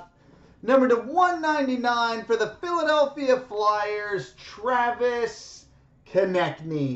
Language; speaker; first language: English; native; English